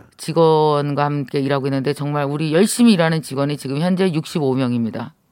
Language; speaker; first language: Korean; native; Korean